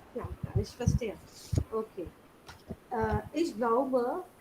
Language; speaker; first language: German; non-native, learner; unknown